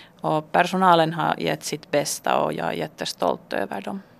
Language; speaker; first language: Swedish; non-native, local second language; Finnish